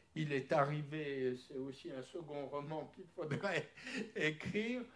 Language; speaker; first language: French; early bilingual, other home language; Polish